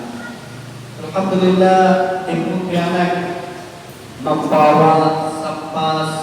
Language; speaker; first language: Indonesian; non-native, learner; Urdu